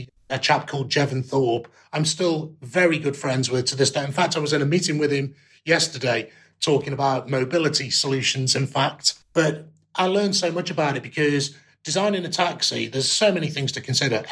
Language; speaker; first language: English; native; English